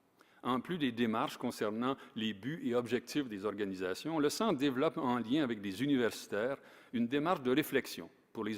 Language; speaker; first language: French; native; French